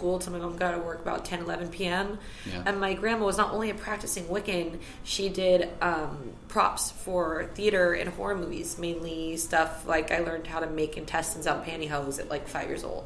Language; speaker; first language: English; native; English